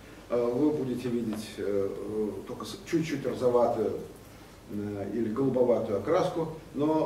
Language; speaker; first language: Russian; native; Russian